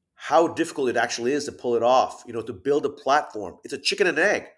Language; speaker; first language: English; early bilingual, other home language; Thai